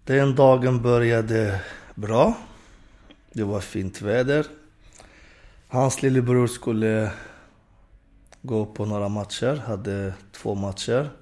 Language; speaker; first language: Swedish; non-native, fluent; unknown